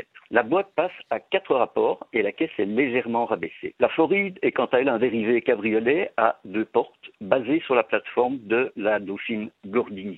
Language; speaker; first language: French; native; French